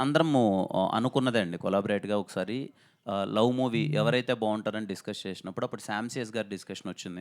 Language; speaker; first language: Telugu; native; Telugu